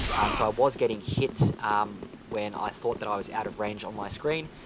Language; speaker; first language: English; native; English